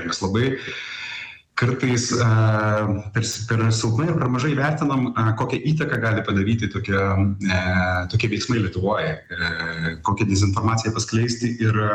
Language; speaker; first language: Lithuanian; native; Lithuanian